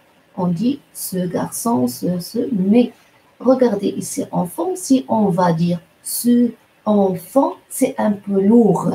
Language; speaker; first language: French; non-native, local second language; Arabic